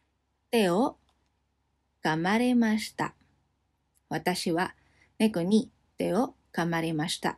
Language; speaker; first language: Japanese; non-native, fluent; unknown